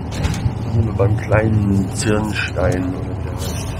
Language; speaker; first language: German; native; German